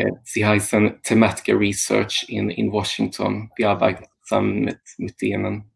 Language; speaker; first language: German; non-native, fluent; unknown